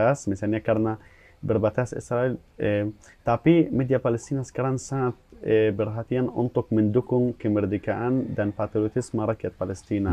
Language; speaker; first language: Indonesian; non-native, fluent; Arabic